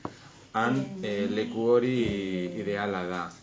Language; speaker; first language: Basque; non-native, learner; Spanish